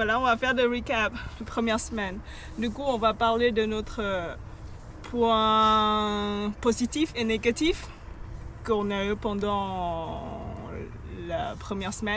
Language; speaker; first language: French; non-native, learner; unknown